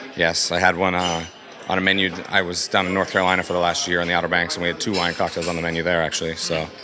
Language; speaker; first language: English; native; English